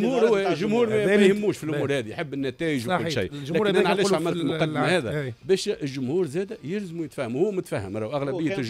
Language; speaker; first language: Arabic; native; Arabic